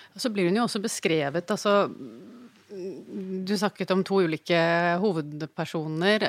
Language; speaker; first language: Norwegian; native; Norwegian